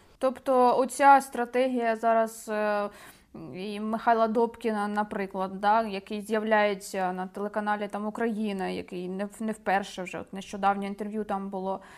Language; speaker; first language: Ukrainian; native; Ukrainian